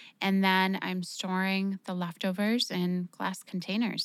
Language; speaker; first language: English; native; English